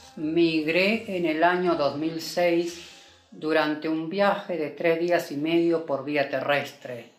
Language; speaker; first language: Spanish; native; Spanish